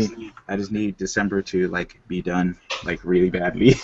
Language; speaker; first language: English; native; English